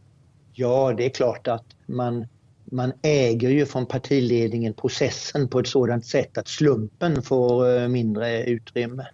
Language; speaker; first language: Swedish; native; Swedish